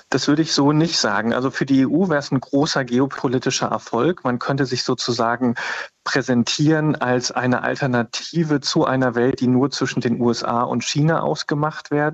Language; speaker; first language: German; native; German